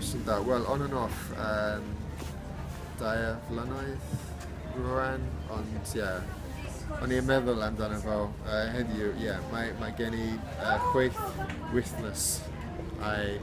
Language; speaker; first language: Welsh; non-native, learner; English